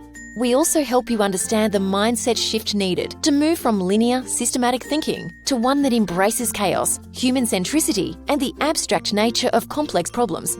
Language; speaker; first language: English; native; English